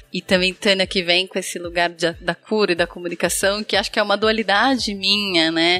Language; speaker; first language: Portuguese; native; Portuguese